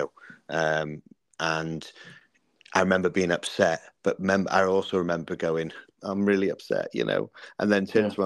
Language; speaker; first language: English; native; English